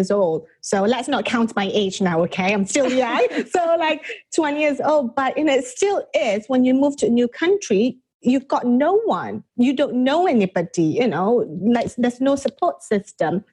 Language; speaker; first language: English; non-native, local second language; Malay